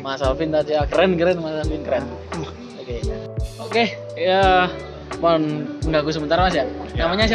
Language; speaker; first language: Indonesian; native; Indonesian